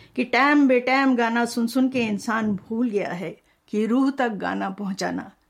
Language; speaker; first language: Hindi; non-native, local second language; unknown